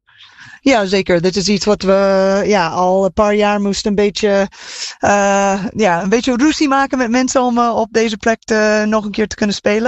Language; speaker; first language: Dutch; non-native, fluent; English